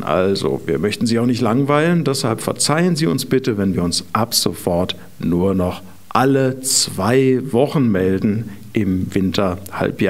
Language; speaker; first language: German; native; German